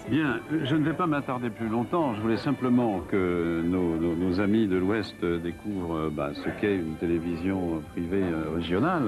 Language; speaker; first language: French; native; French